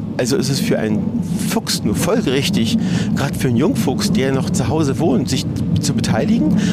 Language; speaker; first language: German; native; German